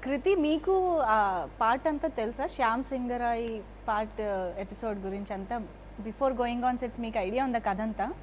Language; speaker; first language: Telugu; native; Telugu